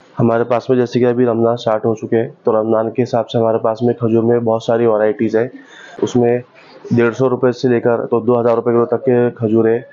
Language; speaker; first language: Hindi; non-native, local second language; Urdu